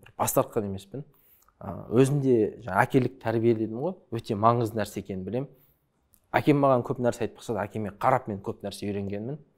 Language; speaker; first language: Kazakh; early bilingual, other home language; Chinese